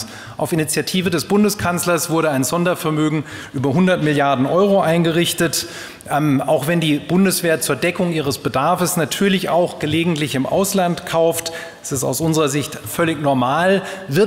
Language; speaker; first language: German; native; German